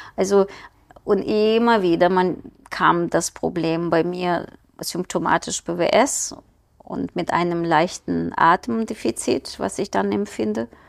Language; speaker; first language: German; non-native, fluent; Ukrainian